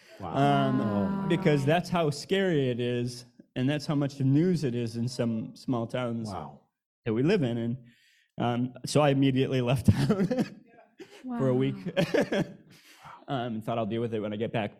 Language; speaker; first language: English; native; English